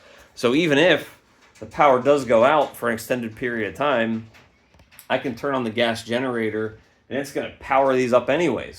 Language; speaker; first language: English; native; English